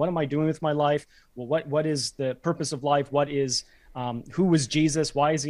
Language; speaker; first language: English; native; English